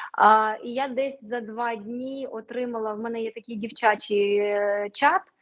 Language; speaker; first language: Ukrainian; non-native, local second language; Russian